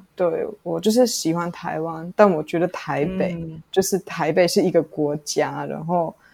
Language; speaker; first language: Chinese; non-native, fluent; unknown